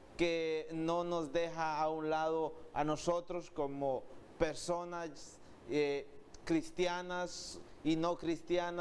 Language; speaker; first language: Spanish; native; Spanish